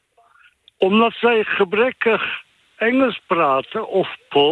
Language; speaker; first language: Dutch; non-native, fluent; Turkish